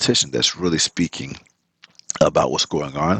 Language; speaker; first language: English; early bilingual, other home language; Spanish